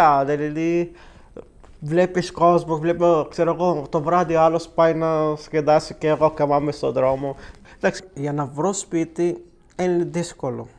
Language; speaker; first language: Greek; non-native, fluent; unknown